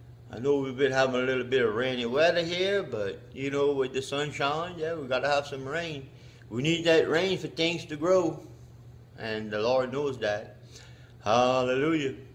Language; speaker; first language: English; native; English